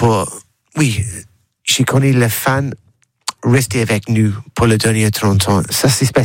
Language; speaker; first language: French; non-native, learner; English